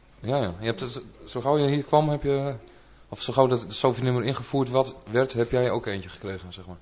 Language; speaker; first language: Dutch; native; Dutch